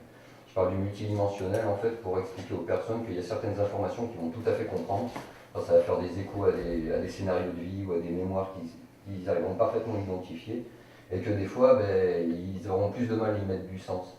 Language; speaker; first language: French; native; French